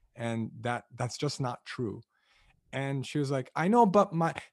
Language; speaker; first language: English; native; English